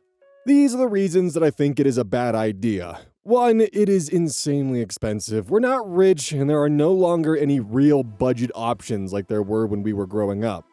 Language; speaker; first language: English; native; English